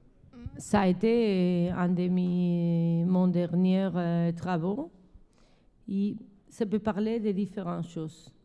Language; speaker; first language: French; non-native, learner; Spanish